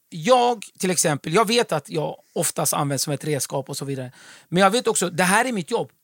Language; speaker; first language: Swedish; early bilingual, other home language; Kurdish